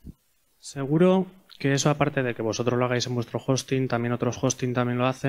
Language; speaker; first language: Spanish; native; Spanish